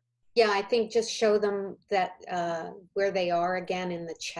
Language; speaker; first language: English; native; English